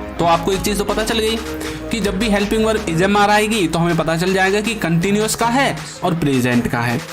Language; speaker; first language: Hindi; native; Hindi